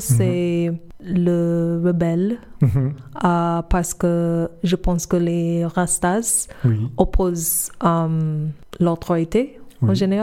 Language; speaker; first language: French; non-native, fluent; English